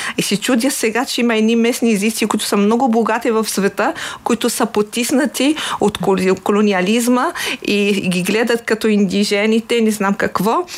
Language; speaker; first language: Bulgarian; non-native, fluent; Arabic